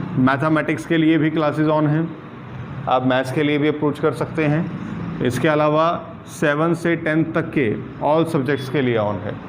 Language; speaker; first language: Hindi; non-native, local second language; Punjabi